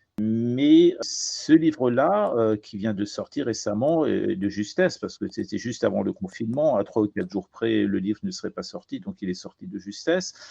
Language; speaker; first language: French; early bilingual, other home language; Persian